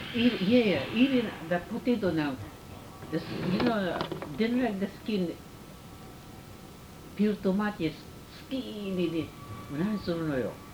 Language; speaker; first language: English; early bilingual, other home language; Japanese